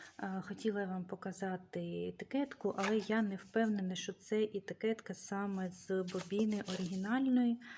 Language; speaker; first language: Ukrainian; native; Ukrainian